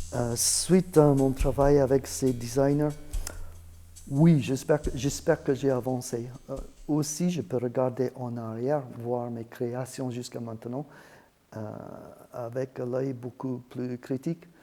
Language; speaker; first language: French; non-native, fluent; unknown